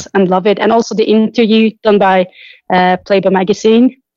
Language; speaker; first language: English; non-native, fluent; Norwegian